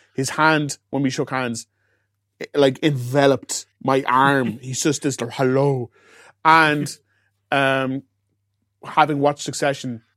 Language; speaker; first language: English; native; English